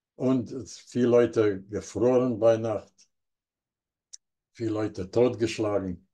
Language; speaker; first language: German; non-native, learner; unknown